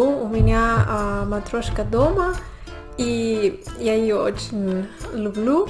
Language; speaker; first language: Russian; non-native, learner; Spanish